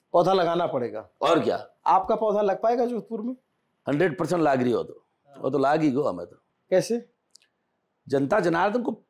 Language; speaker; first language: Hindi; native; Hindi